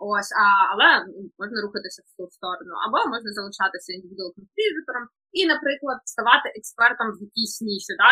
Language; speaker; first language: Ukrainian; native; Ukrainian